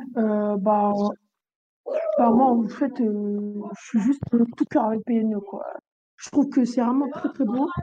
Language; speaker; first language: French; early bilingual, other home language; Albanian